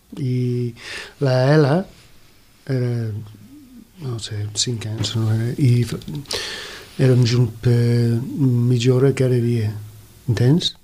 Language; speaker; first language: Catalan; non-native, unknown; English